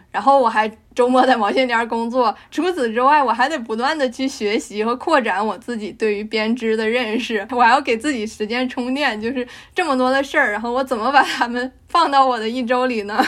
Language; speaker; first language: Chinese; native; Chinese